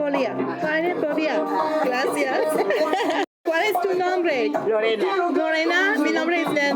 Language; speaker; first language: Spanish; non-native, learner; English